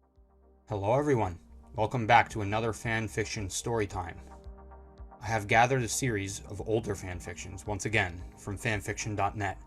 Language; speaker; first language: English; native; English